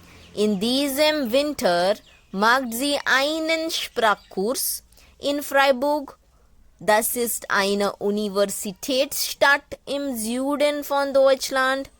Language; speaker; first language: German; non-native, fluent; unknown